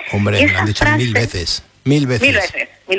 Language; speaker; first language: Spanish; native; Spanish